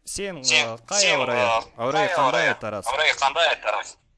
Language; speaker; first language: Kazakh; non-native, learner; Russian